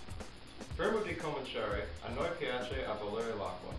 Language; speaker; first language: Italian; non-native, learner; English